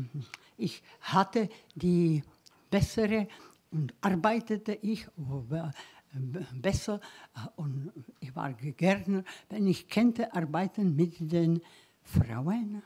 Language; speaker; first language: German; non-native, learner; Czech